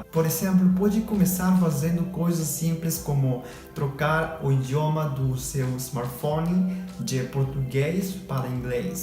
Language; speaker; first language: Portuguese; non-native, fluent; Spanish